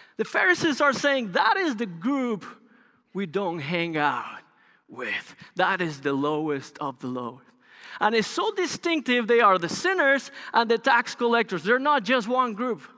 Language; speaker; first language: English; non-native, fluent; Spanish